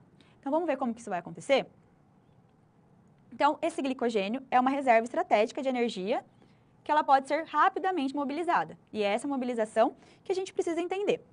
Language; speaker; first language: Portuguese; native; Portuguese